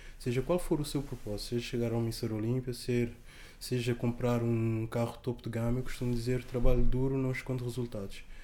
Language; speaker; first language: Portuguese; non-native, local second language; Kabuverdianu